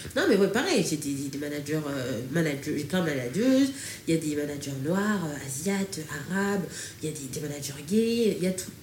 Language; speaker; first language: French; early bilingual, other home language; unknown